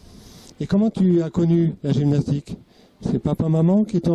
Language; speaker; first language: French; native; French